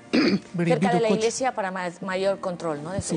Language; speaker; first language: Spanish; native; Spanish